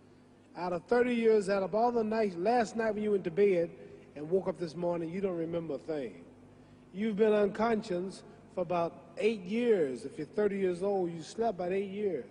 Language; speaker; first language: English; native; English